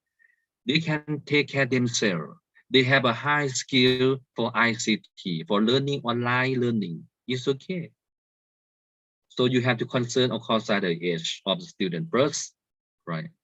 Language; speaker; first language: English; non-native, learner; Thai